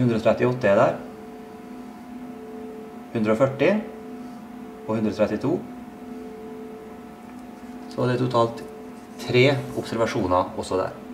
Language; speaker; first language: Norwegian; native; Norwegian